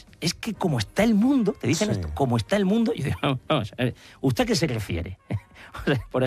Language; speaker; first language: Spanish; native; Spanish